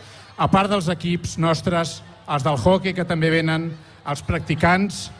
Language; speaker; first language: Catalan; native; Catalan